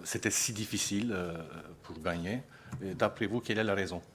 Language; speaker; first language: French; non-native, fluent; Turkish